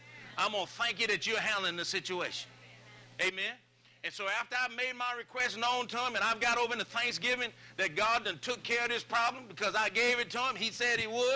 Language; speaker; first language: English; native; English